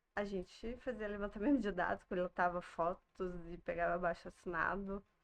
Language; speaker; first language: Portuguese; early bilingual, heritage; Portuguese